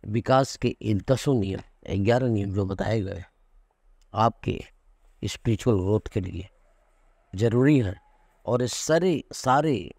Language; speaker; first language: Hindi; non-native, local second language; Kannada